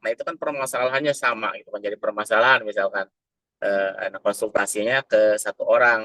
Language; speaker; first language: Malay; non-native, local second language; Sundanese